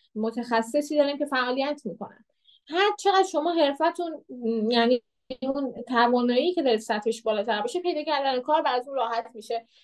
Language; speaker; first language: Persian; native; Persian